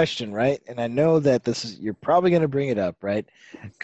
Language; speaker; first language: English; native; English